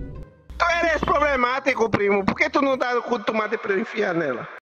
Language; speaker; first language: Spanish; non-native, learner; Portuguese